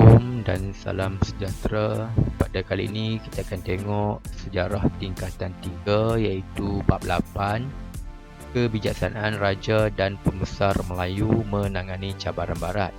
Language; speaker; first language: Malay; native; Malay